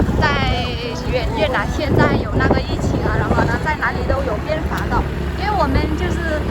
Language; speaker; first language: Chinese; non-native, learner; Vietnamese